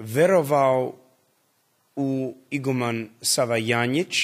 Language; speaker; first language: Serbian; early bilingual, heritage; English